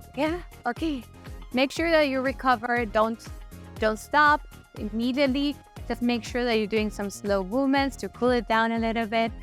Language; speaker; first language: English; non-native, fluent; Italian